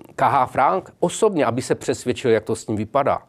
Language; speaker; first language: Czech; native; Czech